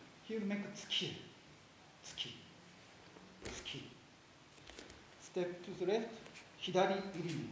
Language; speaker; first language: English; non-native, learner; Japanese